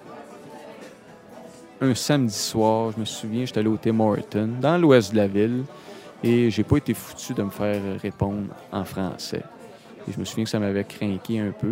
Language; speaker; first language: French; native; French